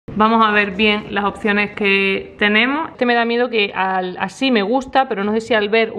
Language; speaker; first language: Spanish; native; Spanish